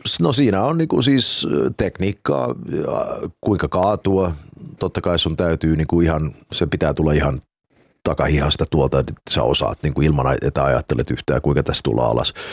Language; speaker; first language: Finnish; early bilingual, heritage; Finnish